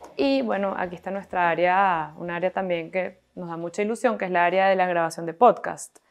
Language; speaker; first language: Spanish; native; Spanish